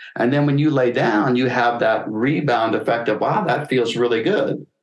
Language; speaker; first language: English; native; English